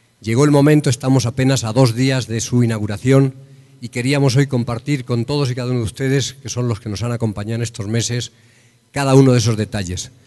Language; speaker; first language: Spanish; native; Spanish